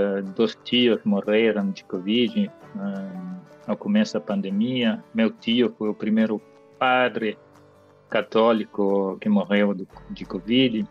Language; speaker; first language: Portuguese; non-native, fluent; Italian